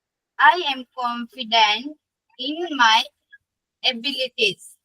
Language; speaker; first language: English; non-native, learner; Hindi